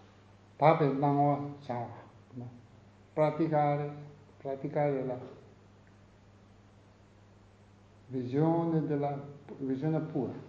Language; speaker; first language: Italian; non-native, learner; Tibetan